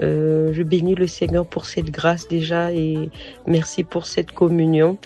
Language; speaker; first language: French; non-native, local second language; Sango